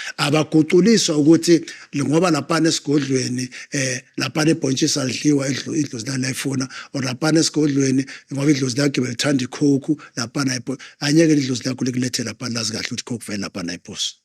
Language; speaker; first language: Zulu; native; Zulu